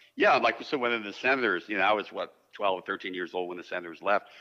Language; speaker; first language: English; native; English